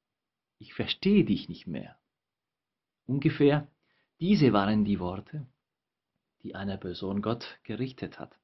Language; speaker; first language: German; non-native, fluent; Spanish